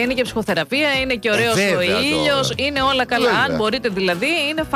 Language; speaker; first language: Greek; native; Greek